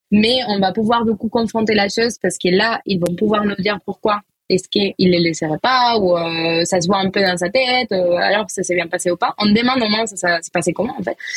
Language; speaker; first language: French; non-native, fluent; Spanish